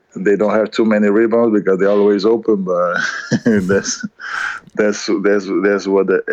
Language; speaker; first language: English; non-native, learner; Kabuverdianu